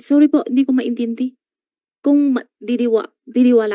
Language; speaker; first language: Filipino; non-native, learner; Chinese